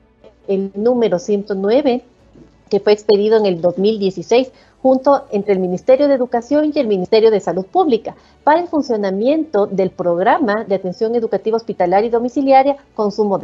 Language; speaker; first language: Spanish; native; Spanish